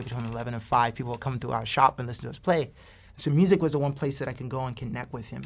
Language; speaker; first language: English; native; English